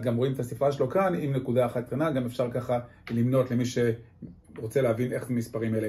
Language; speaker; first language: Hebrew; native; Hebrew